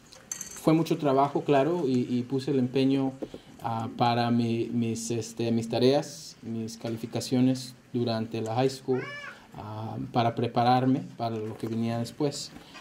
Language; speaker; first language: Spanish; early bilingual, heritage; Spanish